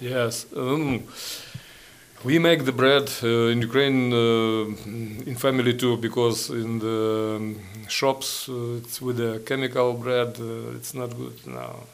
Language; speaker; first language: English; non-native, learner; Ukrainian